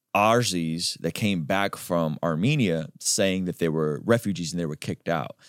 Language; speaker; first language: English; early bilingual, other home language; Armenian